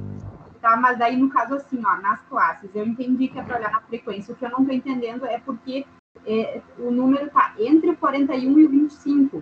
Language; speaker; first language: Portuguese; native; Portuguese